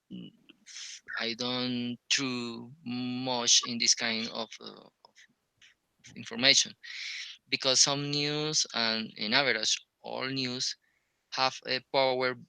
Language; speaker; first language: English; non-native, learner; Spanish